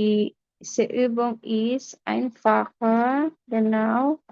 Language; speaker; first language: German; non-native, fluent; Filipino